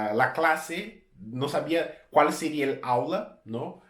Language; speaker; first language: Spanish; non-native, fluent; Portuguese